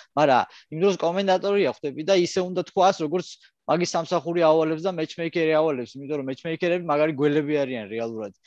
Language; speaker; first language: Georgian; early bilingual, heritage; Georgian